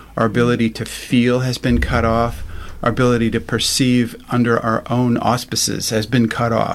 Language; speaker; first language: English; native; English